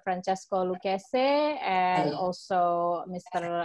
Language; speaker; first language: English; non-native, fluent; Indonesian